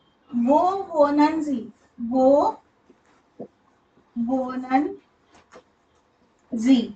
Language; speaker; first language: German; non-native, fluent; Hindi